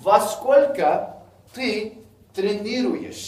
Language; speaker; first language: Russian; non-native, fluent; English